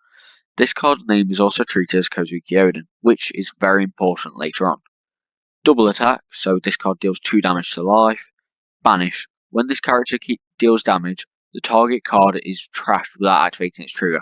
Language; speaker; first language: English; native; English